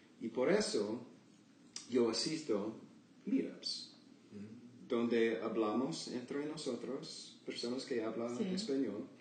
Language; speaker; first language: Spanish; non-native, learner; English